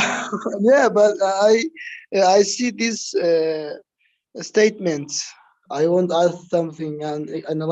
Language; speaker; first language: English; non-native, learner; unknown